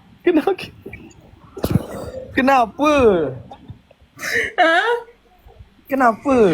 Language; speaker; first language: Malay; native; Malay